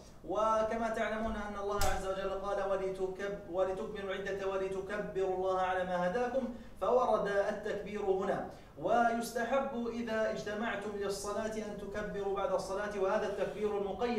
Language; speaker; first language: Arabic; native; Arabic